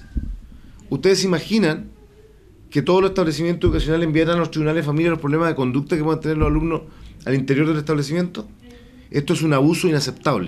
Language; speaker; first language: Spanish; native; Spanish